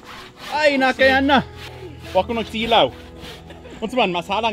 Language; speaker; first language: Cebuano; non-native, learner; English